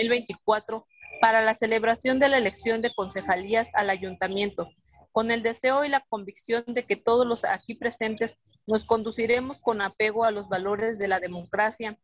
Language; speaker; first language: Spanish; native; Spanish